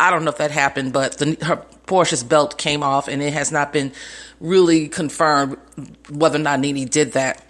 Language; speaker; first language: English; native; English